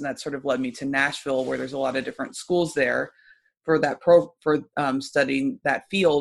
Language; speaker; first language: English; native; English